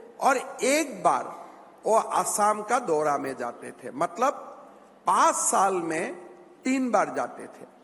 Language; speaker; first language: Hindi; non-native, local second language; Assamese